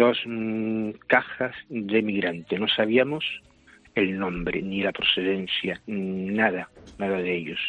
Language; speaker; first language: Spanish; native; Spanish